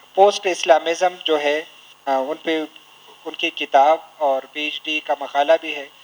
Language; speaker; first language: Urdu; non-native, local second language; Pashto